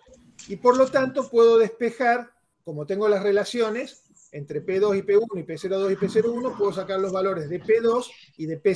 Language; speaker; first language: Spanish; native; Spanish